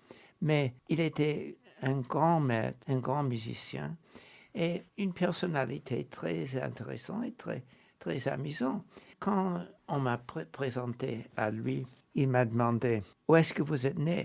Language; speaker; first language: French; non-native, fluent; English